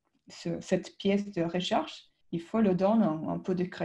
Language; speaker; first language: French; non-native, fluent; English